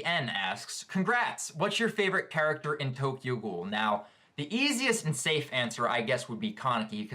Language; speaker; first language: English; native; English